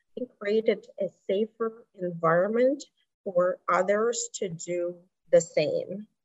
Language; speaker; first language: English; non-native, fluent; Russian